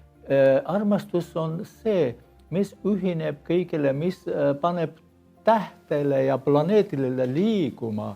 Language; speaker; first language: Estonian; non-native, learner; Armenian